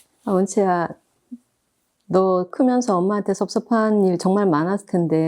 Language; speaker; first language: Korean; native; Korean